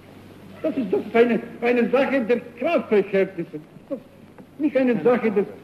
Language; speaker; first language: German; non-native, fluent; Bulgarian